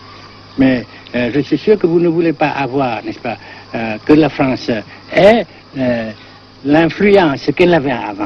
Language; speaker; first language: French; non-native, local second language; Vietnamese